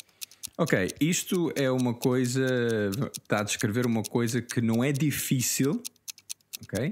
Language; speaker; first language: Portuguese; non-native, fluent; English